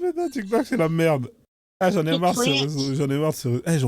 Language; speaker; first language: French; native; French